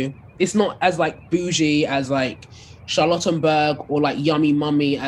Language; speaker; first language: English; native; English